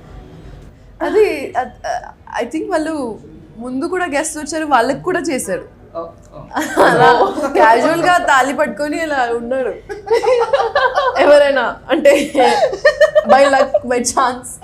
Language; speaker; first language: Telugu; non-native, local second language; Hindi